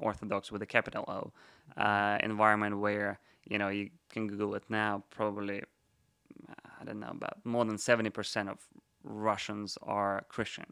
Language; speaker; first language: English; non-native, fluent; Russian